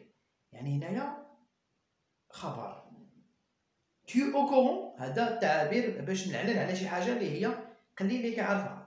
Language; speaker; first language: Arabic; native; Arabic